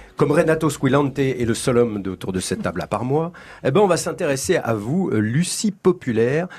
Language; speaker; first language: French; native; French